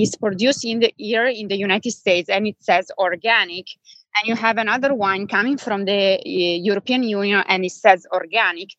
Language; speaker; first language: English; non-native, fluent; Italian